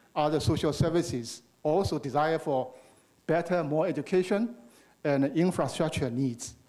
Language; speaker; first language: English; non-native, fluent; Chinese